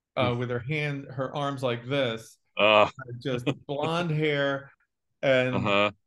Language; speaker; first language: English; native; English